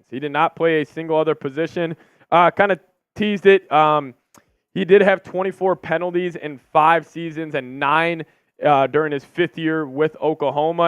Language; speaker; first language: English; native; English